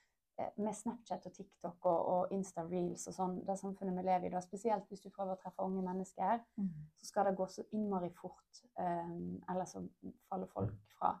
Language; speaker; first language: Norwegian; native; Norwegian